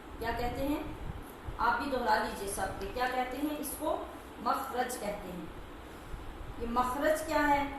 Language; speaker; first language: Urdu; native; Urdu